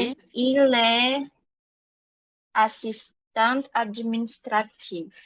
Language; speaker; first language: French; non-native, learner; Portuguese